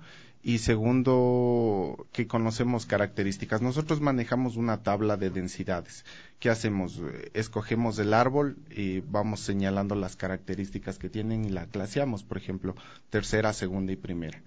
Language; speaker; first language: Spanish; native; Spanish